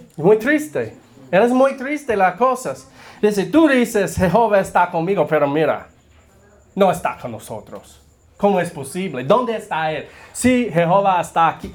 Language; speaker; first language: Spanish; non-native, learner; English